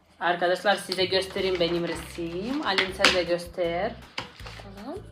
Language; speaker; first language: Turkish; non-native, learner; Russian